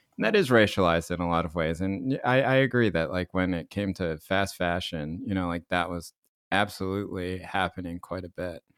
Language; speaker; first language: English; native; English